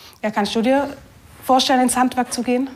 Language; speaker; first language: German; native; German